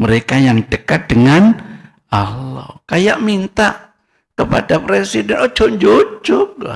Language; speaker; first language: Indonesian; non-native, local second language; Javanese